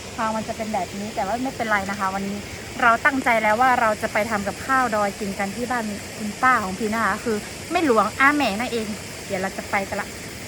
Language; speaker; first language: Thai; non-native, local second language; Karen languages